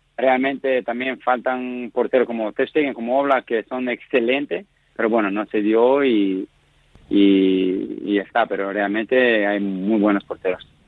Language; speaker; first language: Spanish; non-native, fluent; Macedonian